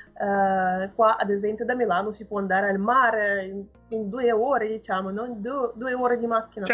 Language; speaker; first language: Italian; non-native, fluent; Russian